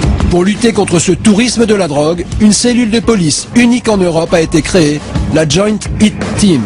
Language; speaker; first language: French; native; French